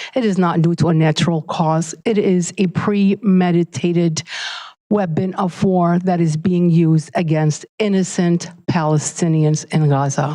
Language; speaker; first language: English; early bilingual, other home language; Arabic